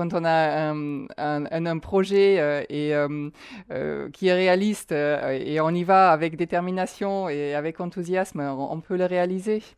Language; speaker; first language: French; non-native, fluent; German